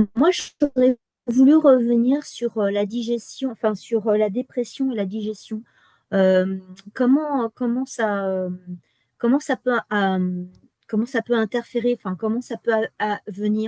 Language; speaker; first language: French; native; French